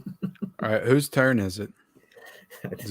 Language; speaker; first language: English; native; English